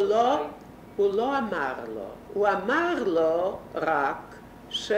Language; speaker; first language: Hebrew; non-native, fluent; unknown